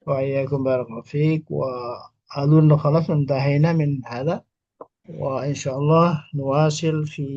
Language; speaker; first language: Arabic; non-native, fluent; Indonesian